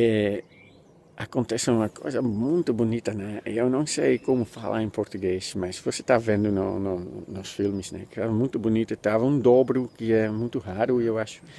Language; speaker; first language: Portuguese; non-native, fluent; Dutch